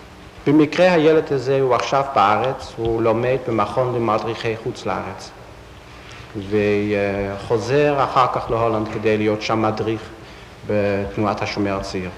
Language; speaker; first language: Hebrew; non-native, fluent; Dutch